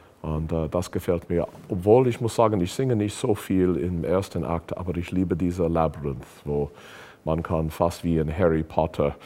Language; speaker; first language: German; non-native, learner; English